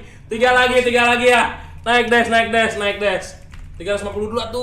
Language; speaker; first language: Indonesian; native; Indonesian